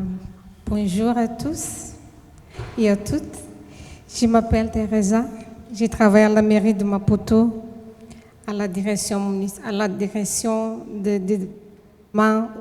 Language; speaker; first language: French; non-native, fluent; Portuguese